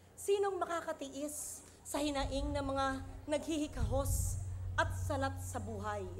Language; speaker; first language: Filipino; native; Filipino